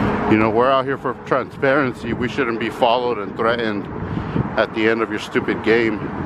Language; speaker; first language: English; early bilingual, other home language; Spanish